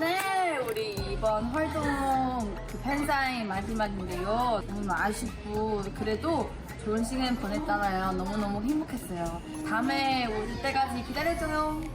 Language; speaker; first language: Korean; non-native, fluent; Chinese